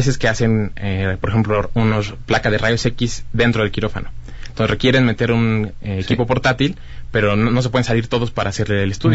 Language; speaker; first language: Spanish; native; Spanish